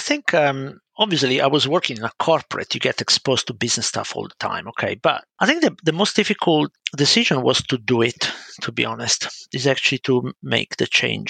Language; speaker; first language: English; non-native, fluent; Italian